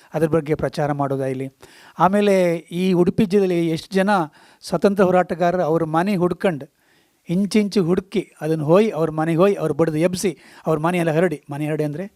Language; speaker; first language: Kannada; native; Kannada